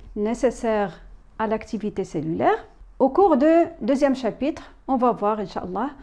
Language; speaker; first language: French; non-native, local second language; Arabic